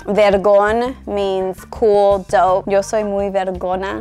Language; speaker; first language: Spanish; early bilingual, heritage; Spanish